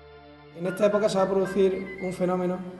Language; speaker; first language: Spanish; native; Spanish